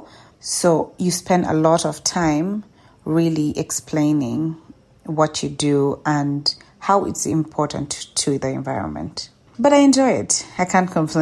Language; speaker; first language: English; non-native, local second language; Ganda